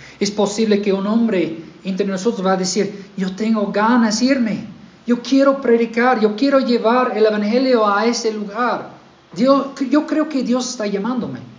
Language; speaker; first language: Spanish; non-native, fluent; English